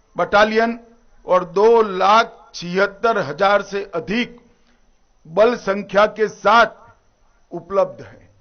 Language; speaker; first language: Hindi; non-native, local second language; Gujarati